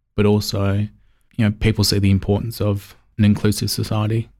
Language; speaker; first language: English; native; English